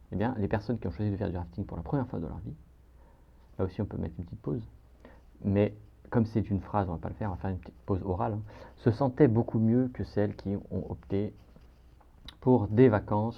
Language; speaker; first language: French; native; French